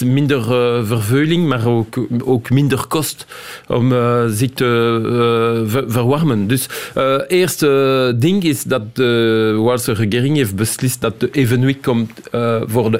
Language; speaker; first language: Dutch; non-native, local second language; French